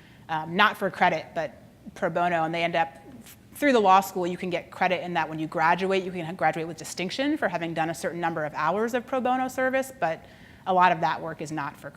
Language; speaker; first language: English; native; English